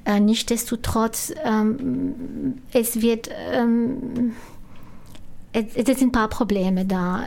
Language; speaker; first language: German; non-native, fluent; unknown